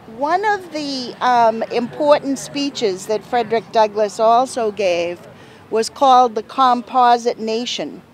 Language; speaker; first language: English; native; English